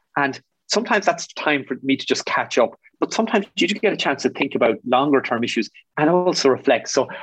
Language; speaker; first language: English; native; English